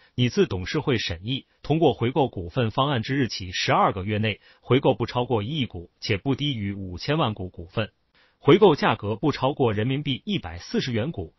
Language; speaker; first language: Chinese; native; Chinese